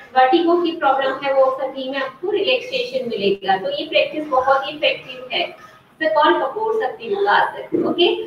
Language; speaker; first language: Hindi; non-native, local second language; Gujarati